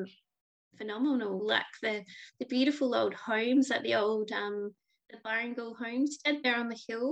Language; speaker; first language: English; native; English